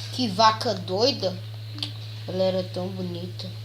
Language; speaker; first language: Portuguese; native; Portuguese